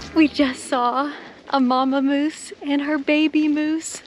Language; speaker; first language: English; native; English